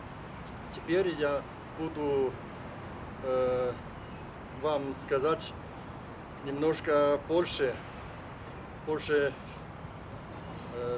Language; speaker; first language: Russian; non-native, learner; Chinese